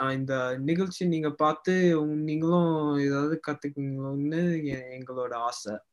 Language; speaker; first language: Tamil; early bilingual, heritage; Tamil